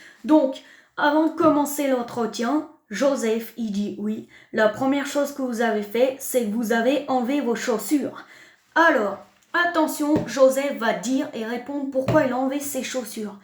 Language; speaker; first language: French; native; French